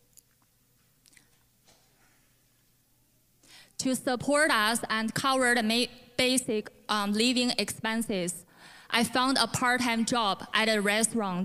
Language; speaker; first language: English; non-native, fluent; Chinese